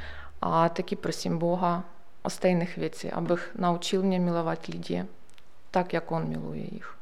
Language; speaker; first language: Czech; non-native, learner; Ukrainian